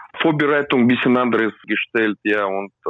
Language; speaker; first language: German; non-native, learner; Russian